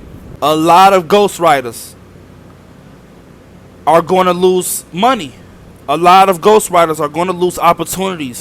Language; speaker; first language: English; native; English